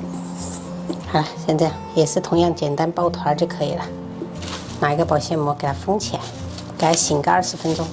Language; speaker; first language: Chinese; native; Chinese